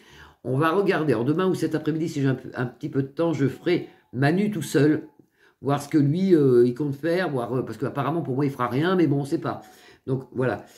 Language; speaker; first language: French; native; French